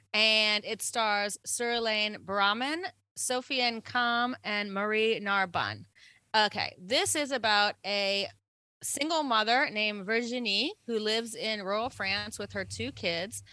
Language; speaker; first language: English; native; English